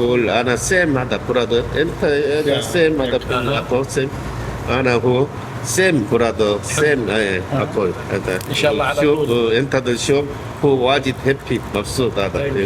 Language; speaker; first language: Arabic; non-native, learner; Korean